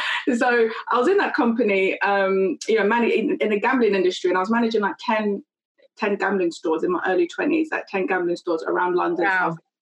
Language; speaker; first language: English; native; English